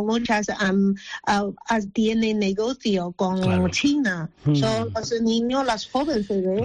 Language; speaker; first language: Spanish; non-native, learner; Chinese